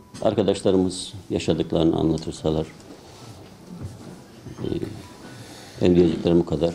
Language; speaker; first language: Turkish; native; Turkish